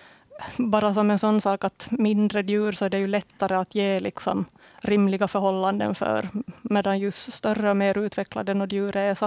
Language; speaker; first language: Swedish; native; Swedish